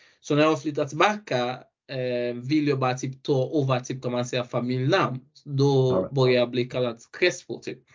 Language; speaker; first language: Swedish; non-native, fluent; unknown